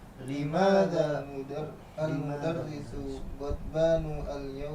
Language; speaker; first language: Arabic; non-native, learner; Indonesian